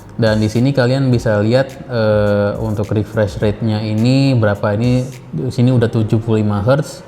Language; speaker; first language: Indonesian; native; Indonesian